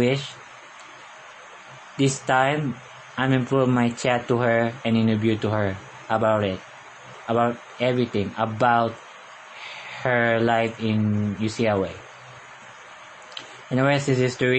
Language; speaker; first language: English; non-native, local second language; Filipino